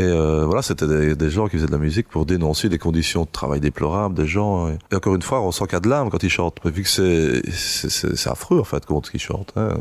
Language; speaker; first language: French; native; French